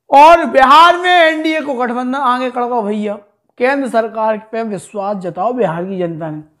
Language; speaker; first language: Hindi; native; Hindi